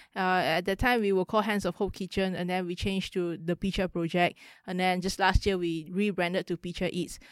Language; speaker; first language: English; non-native, local second language; Chinese